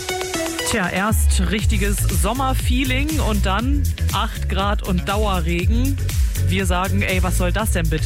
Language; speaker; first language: German; native; German